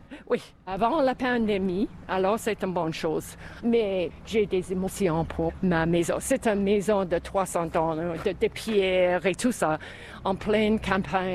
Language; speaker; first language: French; non-native, fluent; English